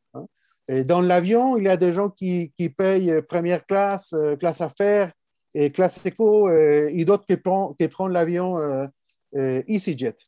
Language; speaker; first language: French; non-native, fluent; Spanish